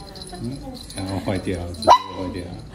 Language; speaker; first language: Chinese; native; Chinese